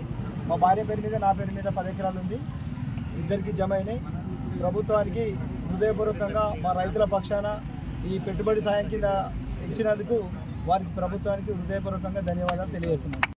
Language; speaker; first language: Telugu; native; Telugu